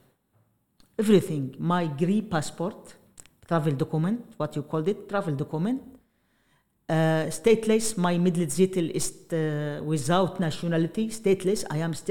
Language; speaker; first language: English; non-native, learner; Arabic